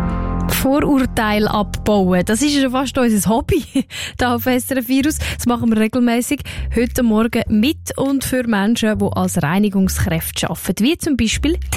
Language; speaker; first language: German; native; German